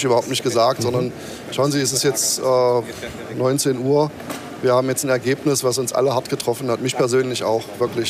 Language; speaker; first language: German; native; German